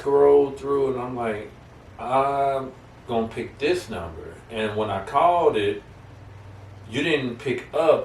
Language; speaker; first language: English; native; English